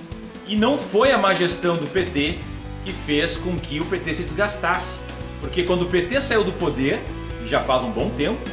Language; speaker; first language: Portuguese; native; Portuguese